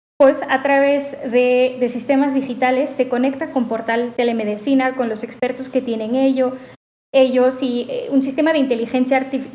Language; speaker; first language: Spanish; non-native, fluent; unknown